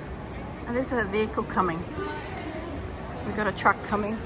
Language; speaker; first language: English; native; English